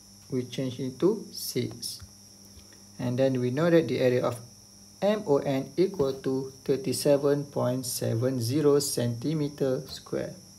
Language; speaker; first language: English; non-native, local second language; Malay